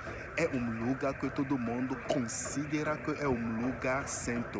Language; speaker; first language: Portuguese; non-native, fluent; French